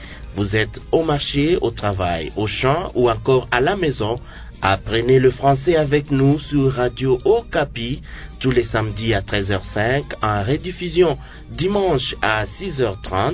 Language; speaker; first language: French; non-native, local second language; Swahili